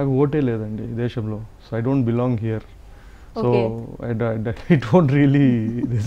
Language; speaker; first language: Telugu; native; Telugu